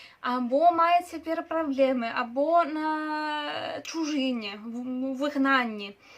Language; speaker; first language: Belarusian; non-native, local second language; Russian